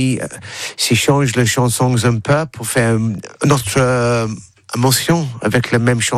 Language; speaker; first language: French; non-native, learner; English